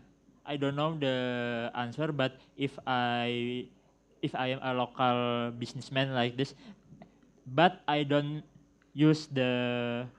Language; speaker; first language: English; non-native, learner; Indonesian